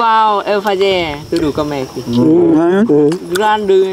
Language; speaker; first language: Portuguese; non-native, learner; Vietnamese